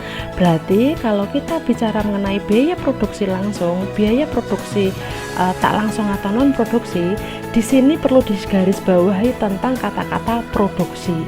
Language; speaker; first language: Indonesian; native; Indonesian